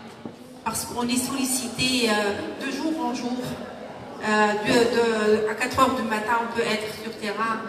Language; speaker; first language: French; non-native, local second language; Arabic